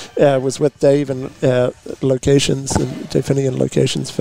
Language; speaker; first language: English; native; English